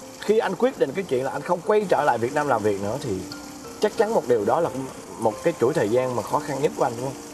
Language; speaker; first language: Vietnamese; native; Vietnamese